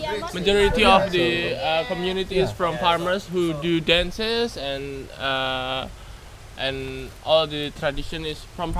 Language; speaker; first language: English; non-native, fluent; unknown